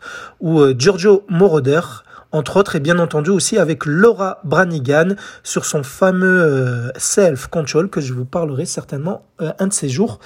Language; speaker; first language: French; native; French